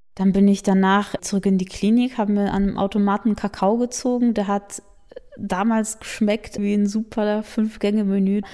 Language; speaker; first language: German; early bilingual, other home language; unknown